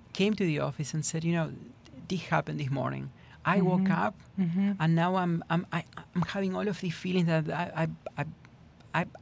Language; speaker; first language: English; non-native, fluent; Spanish